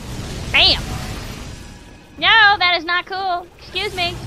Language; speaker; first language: English; native; English